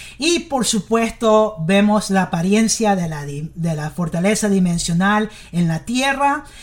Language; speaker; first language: Spanish; early bilingual, heritage; English